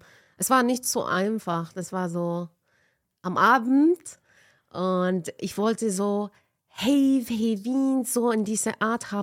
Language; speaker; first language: German; non-native, fluent; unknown